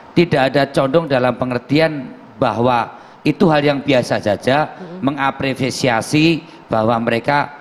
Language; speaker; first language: Indonesian; native; Indonesian